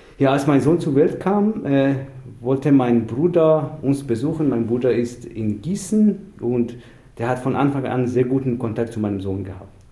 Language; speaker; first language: German; non-native, fluent; Persian